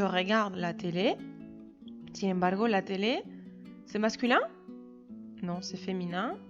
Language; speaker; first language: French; non-native, fluent; Spanish